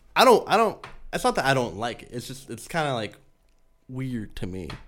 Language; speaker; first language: English; early bilingual, other home language; Spanish